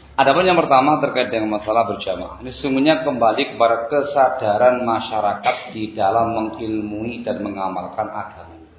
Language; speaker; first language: Indonesian; non-native, local second language; Javanese